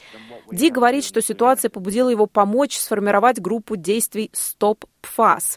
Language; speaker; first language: Russian; native; Russian